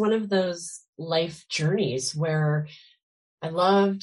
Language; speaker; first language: English; native; English